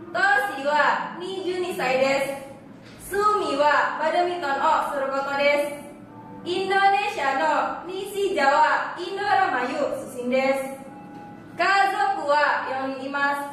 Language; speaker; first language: Japanese; non-native, learner; Indonesian